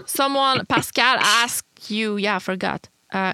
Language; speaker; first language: English; non-native, fluent; French